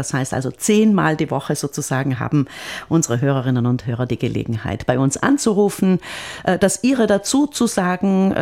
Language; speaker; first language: German; native; German